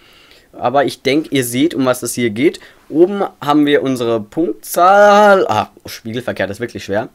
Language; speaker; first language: German; native; German